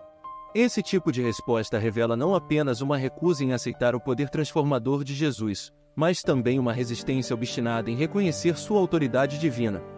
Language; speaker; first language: Portuguese; native; Portuguese